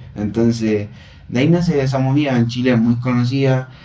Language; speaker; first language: Spanish; native; Spanish